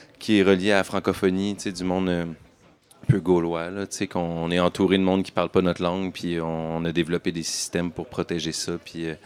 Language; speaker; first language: French; native; French